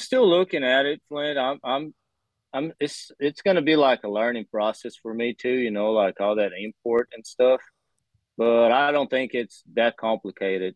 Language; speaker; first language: English; non-native, fluent; Portuguese